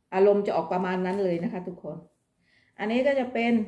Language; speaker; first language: Thai; native; Thai